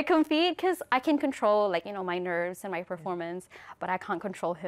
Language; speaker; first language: English; non-native, local second language; Filipino